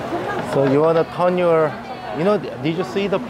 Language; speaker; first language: English; non-native, learner; Korean